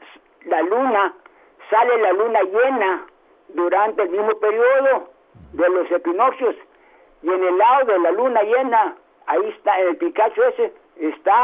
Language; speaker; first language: Spanish; early bilingual, heritage; Spanish